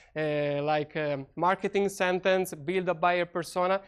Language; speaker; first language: English; non-native, fluent; Italian